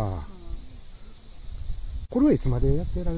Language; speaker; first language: Japanese; native; Japanese